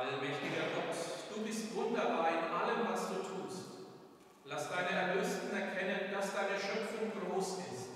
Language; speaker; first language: German; native; German